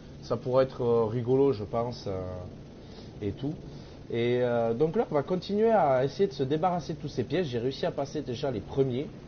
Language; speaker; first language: French; native; French